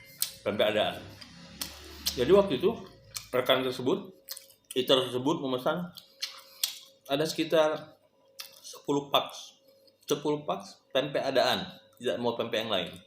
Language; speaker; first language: Indonesian; native; Indonesian